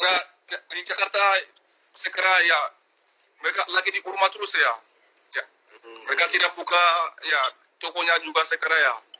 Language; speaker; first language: Indonesian; non-native, learner; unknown